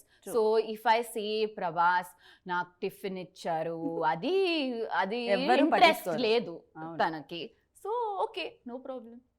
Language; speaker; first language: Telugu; non-native, local second language; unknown